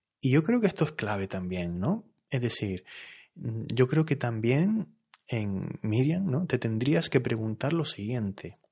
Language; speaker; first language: Spanish; native; Spanish